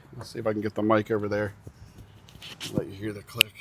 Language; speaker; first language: English; native; English